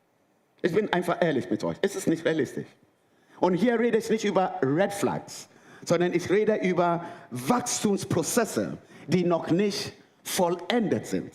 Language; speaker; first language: German; non-native, fluent; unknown